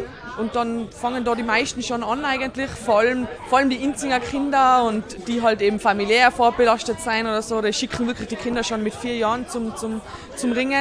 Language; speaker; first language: German; native; German